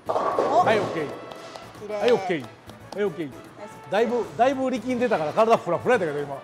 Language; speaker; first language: Japanese; native; Japanese